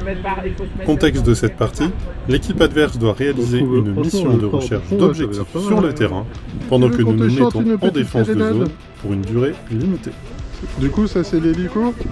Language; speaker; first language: French; native; French